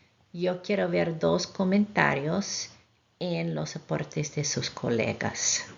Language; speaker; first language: Spanish; non-native, fluent; English